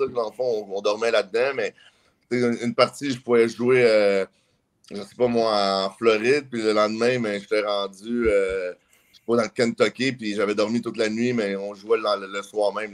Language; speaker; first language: French; native; French